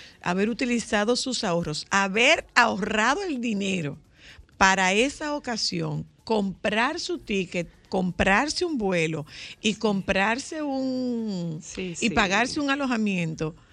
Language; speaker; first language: Spanish; native; Spanish